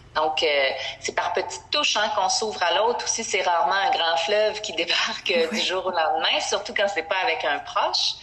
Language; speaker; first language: French; native; French